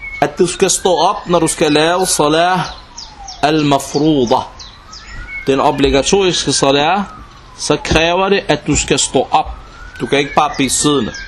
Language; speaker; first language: Danish; non-native, local second language; Arabic